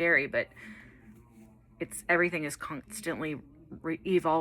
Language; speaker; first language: English; native; English